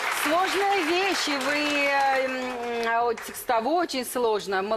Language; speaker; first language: Russian; native; Russian